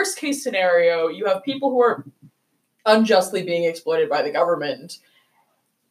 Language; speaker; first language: English; non-native, local second language; Cantonese